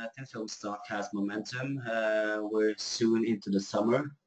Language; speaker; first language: English; non-native, fluent; Norwegian